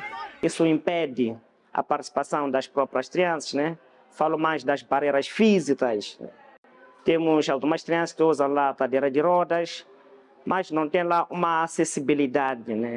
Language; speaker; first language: Portuguese; non-native, local second language; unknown